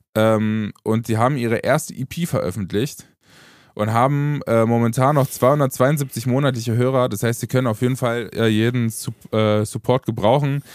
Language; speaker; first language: German; early bilingual, other home language; Romanian